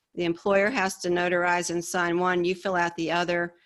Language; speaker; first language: English; native; English